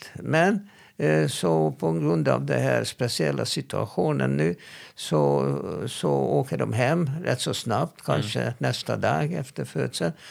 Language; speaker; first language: Swedish; non-native, fluent; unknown